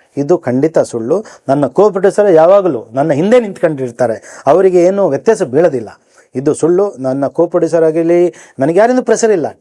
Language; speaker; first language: Kannada; native; Kannada